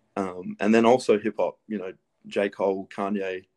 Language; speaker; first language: English; early bilingual, other home language; Greek